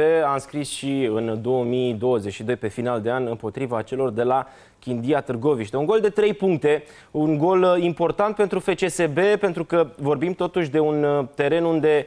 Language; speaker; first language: Romanian; native; Romanian